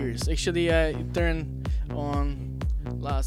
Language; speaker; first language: English; non-native, learner; Slovak